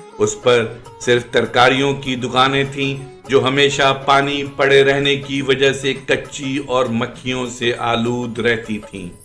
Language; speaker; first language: Urdu; native; Urdu